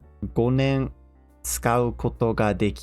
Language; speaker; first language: Japanese; non-native, fluent; English